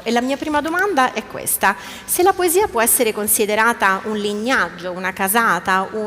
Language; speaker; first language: Italian; native; Italian